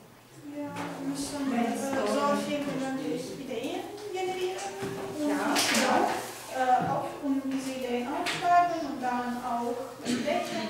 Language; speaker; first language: German; non-native, learner; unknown